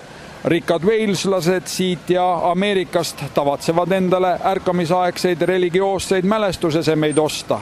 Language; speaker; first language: Estonian; native; Estonian